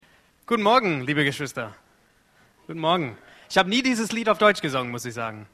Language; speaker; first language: German; non-native, fluent; Arabic